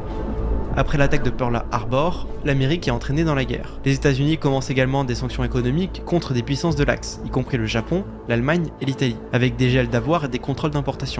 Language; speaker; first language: French; native; French